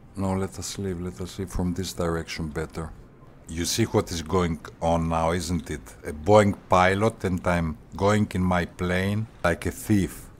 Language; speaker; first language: English; non-native, fluent; Greek